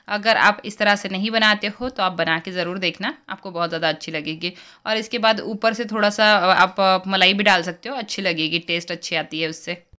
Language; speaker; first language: Hindi; native; Hindi